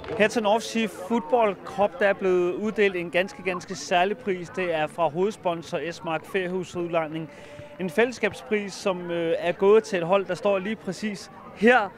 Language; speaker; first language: Danish; native; Danish